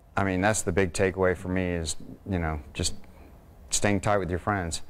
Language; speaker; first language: English; native; English